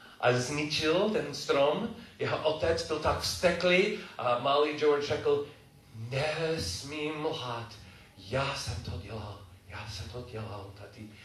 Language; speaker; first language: Czech; non-native, fluent; English